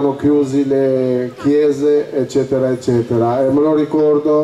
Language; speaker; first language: Italian; non-native, fluent; Albanian